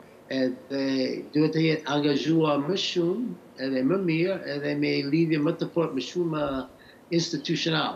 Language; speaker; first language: Albanian; early bilingual, heritage; English